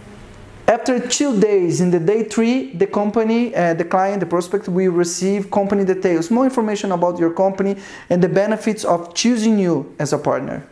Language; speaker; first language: English; non-native, fluent; Portuguese